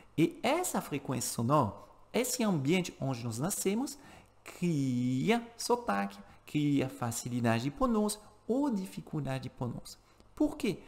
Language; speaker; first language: Portuguese; non-native, fluent; French